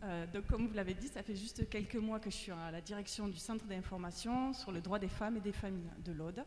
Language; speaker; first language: French; native; French